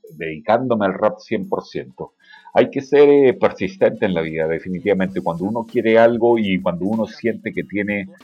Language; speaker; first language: Spanish; native; Spanish